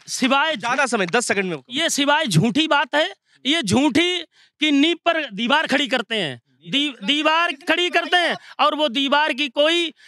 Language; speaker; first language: Hindi; native; Hindi